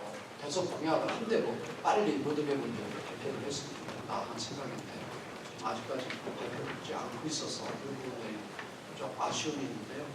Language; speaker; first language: Korean; native; Korean